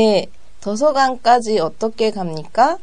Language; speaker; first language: Korean; non-native, learner; Japanese